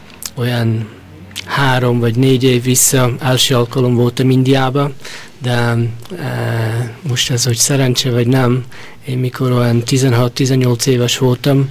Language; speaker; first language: Hungarian; early bilingual, heritage; Hungarian